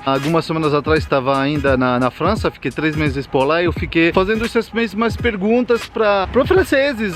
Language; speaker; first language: Portuguese; non-native, fluent; French